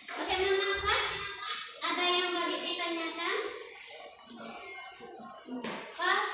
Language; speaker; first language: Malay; non-native, local second language; Minangkabau